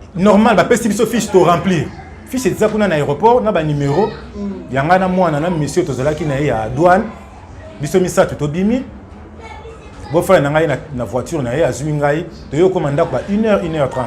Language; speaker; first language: Lingala; native; Lingala